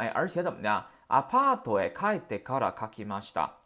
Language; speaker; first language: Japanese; non-native, fluent; Chinese